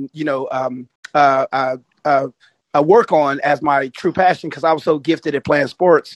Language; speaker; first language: English; native; English